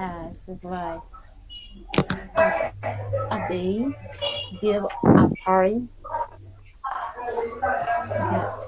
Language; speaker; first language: English; non-native, fluent; Spanish